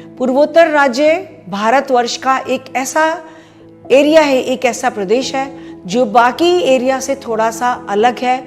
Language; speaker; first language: Hindi; native; Hindi